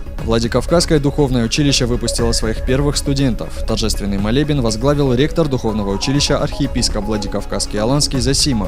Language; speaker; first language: Russian; native; Russian